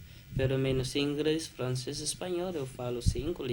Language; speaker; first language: Portuguese; non-native, fluent; Haitian Creole